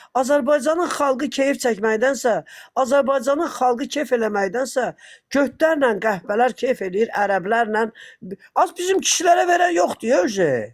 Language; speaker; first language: Azerbaijani; native; Azerbaijani